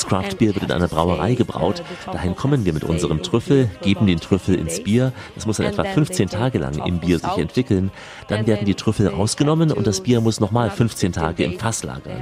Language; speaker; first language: German; native; German